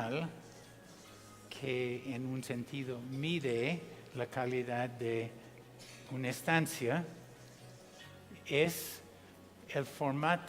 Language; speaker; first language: Spanish; non-native, fluent; English